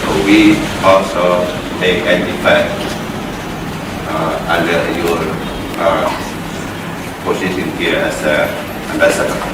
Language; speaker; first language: English; non-native, fluent; Indonesian